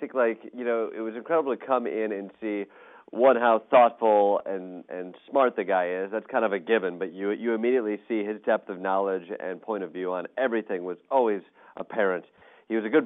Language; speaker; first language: English; native; English